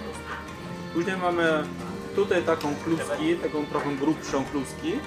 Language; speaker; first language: Polish; non-native, fluent; Chinese